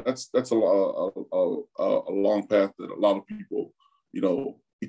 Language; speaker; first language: English; early bilingual, other home language; Tongan